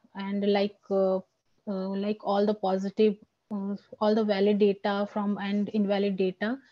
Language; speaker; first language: English; non-native, local second language; Hindi